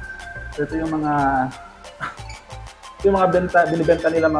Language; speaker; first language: Filipino; non-native, local second language; Cebuano